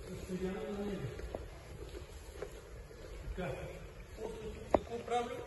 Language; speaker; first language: Bulgarian; non-native, learner; Russian